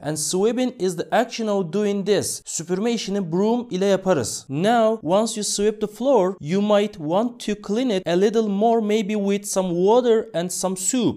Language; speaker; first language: English; non-native, fluent; Turkish